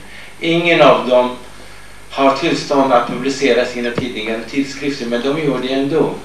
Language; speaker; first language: Swedish; non-native, fluent; Kurdish